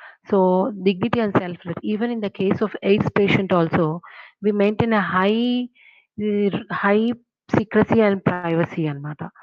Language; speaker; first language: English; non-native, local second language; Telugu